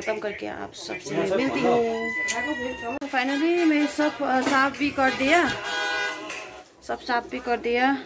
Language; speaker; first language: Hindi; non-native, local second language; Nepali